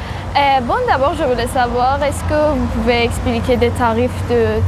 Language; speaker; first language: French; non-native, learner; Persian